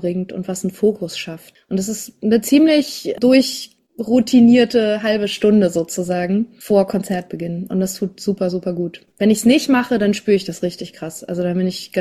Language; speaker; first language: German; native; German